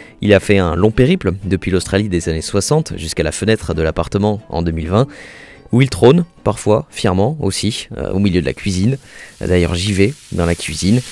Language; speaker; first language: French; native; French